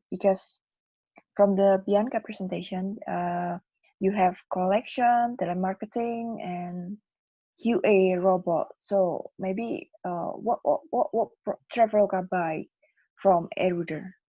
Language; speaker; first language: English; non-native, fluent; Indonesian